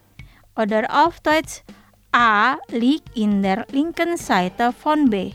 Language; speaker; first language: German; non-native, fluent; Indonesian